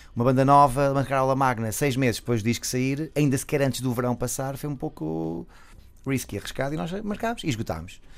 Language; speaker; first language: Portuguese; native; Portuguese